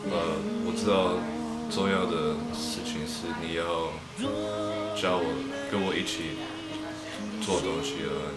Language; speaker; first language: Chinese; early bilingual, heritage; Chinese